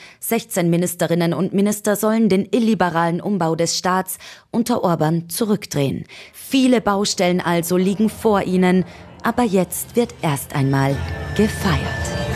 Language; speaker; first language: German; native; German